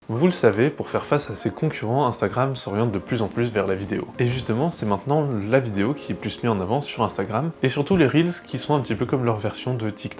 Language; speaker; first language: French; native; French